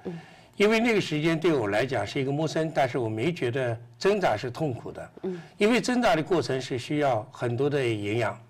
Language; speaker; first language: Chinese; native; Chinese